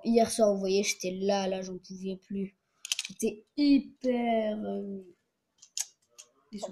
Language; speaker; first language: French; native; French